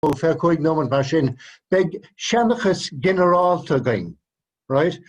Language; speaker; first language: Irish; native; Irish